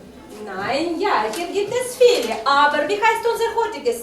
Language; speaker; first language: German; non-native, fluent; Russian